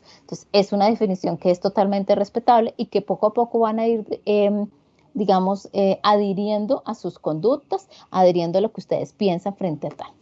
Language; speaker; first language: Spanish; native; Spanish